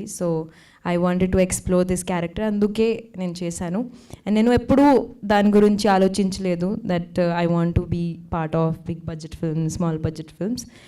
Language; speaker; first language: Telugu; non-native, fluent; Hindi